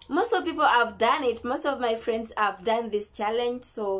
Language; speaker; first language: English; non-native, local second language; Ganda